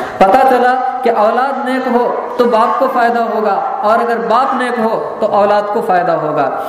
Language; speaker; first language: Urdu; native; Urdu